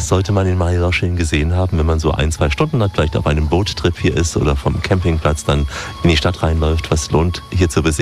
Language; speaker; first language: German; native; German